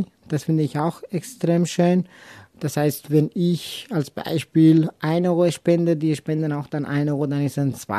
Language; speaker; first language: German; non-native, local second language; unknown